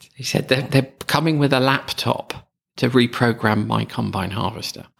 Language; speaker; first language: English; native; English